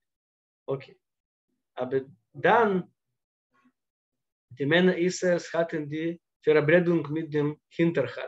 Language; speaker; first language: German; non-native, fluent; Russian